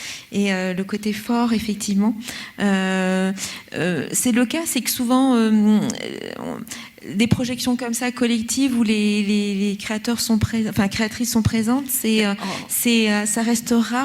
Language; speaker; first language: French; native; French